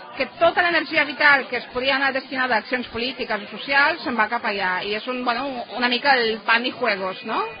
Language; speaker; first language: Catalan; non-native, fluent; Polish